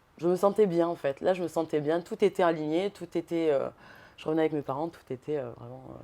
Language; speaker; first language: French; native; French